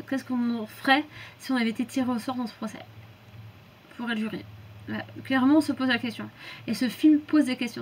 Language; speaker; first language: French; native; French